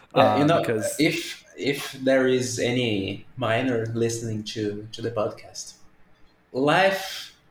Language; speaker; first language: English; non-native, fluent; Portuguese